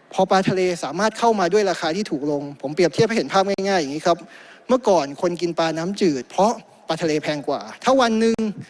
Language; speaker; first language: Thai; native; Thai